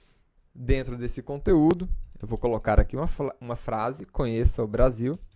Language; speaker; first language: Portuguese; native; Portuguese